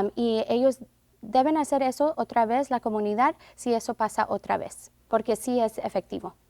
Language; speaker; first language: Spanish; early bilingual, heritage; Spanish